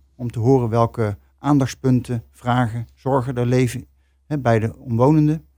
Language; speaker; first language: English; non-native, fluent; Dutch